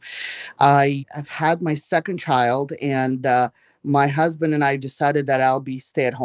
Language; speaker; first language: English; non-native, fluent; Russian